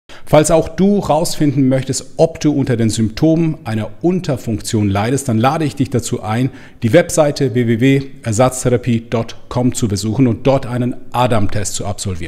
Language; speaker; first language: German; native; German